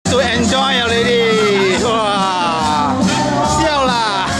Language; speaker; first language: English; non-native, local second language; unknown